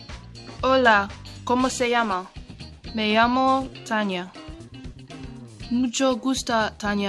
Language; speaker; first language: Spanish; non-native, learner; English